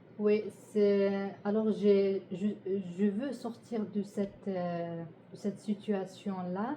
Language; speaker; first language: French; non-native, learner; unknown